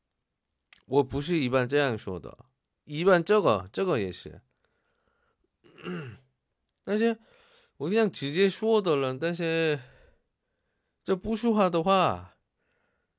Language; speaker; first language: Chinese; non-native, learner; Korean